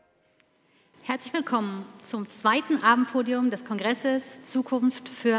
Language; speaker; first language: German; native; German